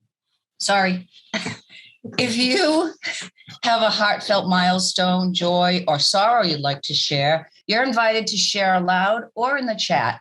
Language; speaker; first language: English; native; English